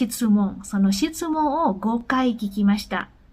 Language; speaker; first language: Japanese; non-native, fluent; Indonesian